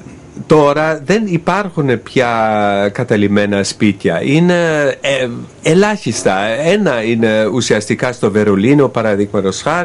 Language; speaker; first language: Greek; non-native, fluent; German